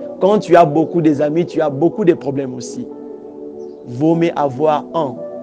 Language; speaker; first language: French; non-native, local second language; Lingala